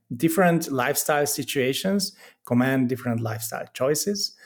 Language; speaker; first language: English; non-native, fluent; Hungarian